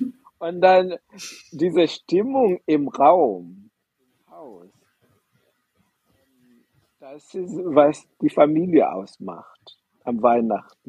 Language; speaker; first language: German; non-native, fluent; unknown